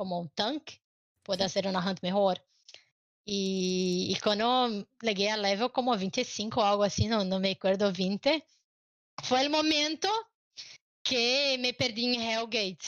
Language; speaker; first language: Spanish; non-native, learner; Portuguese